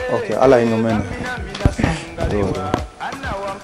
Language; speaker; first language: Swedish; non-native, fluent; Lingala